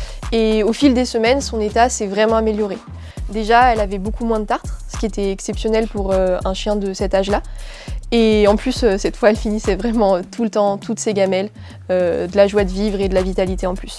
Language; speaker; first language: French; native; French